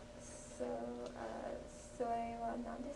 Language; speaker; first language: Japanese; non-native, learner; English